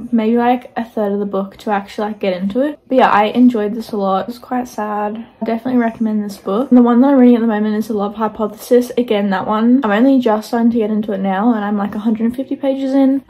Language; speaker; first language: English; native; English